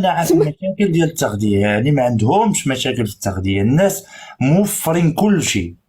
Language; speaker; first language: Arabic; native; Arabic